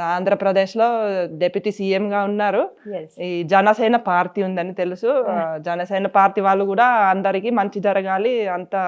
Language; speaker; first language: Telugu; non-native, fluent; Finnish